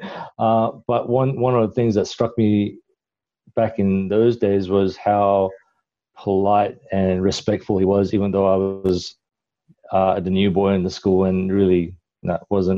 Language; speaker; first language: English; non-native, local second language; Cantonese